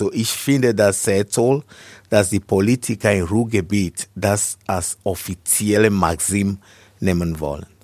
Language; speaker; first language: German; non-native, fluent; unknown